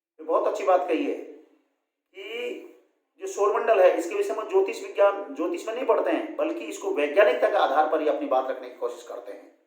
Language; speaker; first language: Hindi; native; Hindi